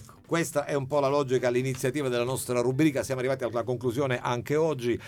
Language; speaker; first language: Italian; native; Italian